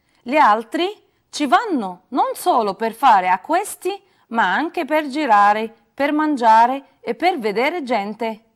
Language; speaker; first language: Italian; non-native, fluent; Arabic